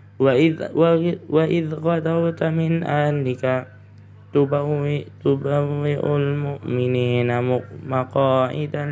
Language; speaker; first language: Arabic; non-native, learner; Indonesian